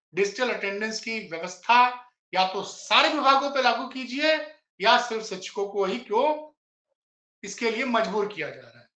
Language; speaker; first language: Hindi; native; Hindi